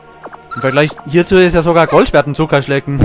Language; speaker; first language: German; native; German